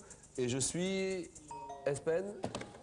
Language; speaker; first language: French; native; French